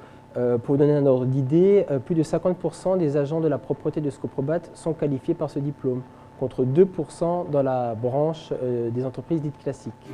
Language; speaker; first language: French; native; French